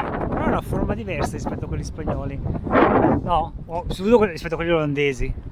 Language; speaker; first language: Italian; native; Italian